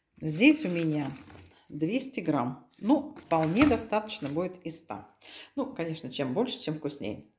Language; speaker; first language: Russian; native; Russian